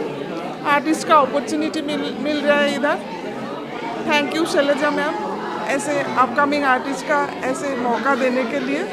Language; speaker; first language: Hindi; non-native, local second language; Bangla